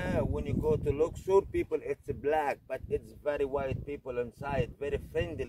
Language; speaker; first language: English; non-native, learner; Arabic